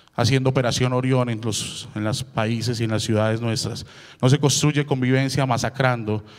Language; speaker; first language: Spanish; native; Spanish